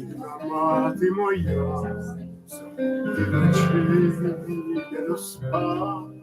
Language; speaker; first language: Russian; native; Russian